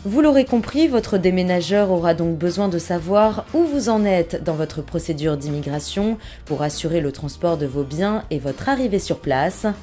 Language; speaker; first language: French; native; French